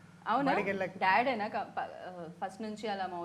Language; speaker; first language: Telugu; native; Telugu